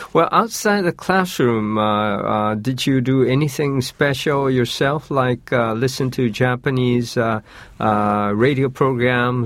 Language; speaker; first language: English; non-native, fluent; Japanese